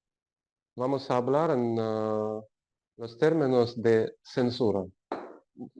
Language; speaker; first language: Spanish; non-native, learner; Russian